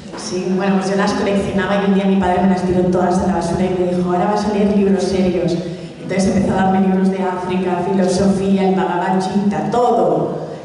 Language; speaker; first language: Spanish; early bilingual, other home language; Catalan